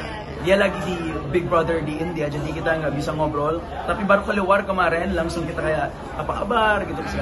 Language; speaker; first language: Indonesian; non-native, fluent; Filipino